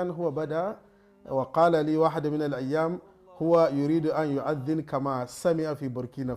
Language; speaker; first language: Arabic; non-native, fluent; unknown